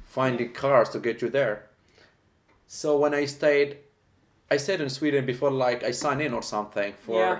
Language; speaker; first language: English; non-native, fluent; Arabic